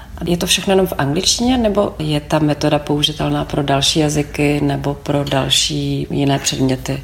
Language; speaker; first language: Czech; native; Czech